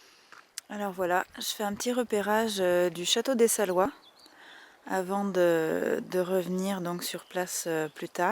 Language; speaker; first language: French; native; French